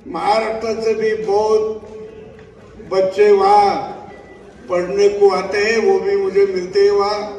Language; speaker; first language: Hindi; non-native, local second language; Marathi